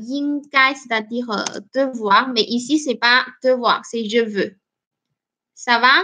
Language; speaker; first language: French; non-native, fluent; Chinese